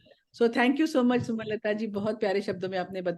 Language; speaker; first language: Hindi; native; Hindi